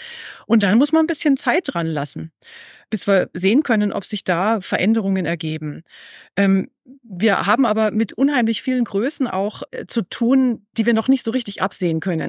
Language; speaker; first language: German; native; German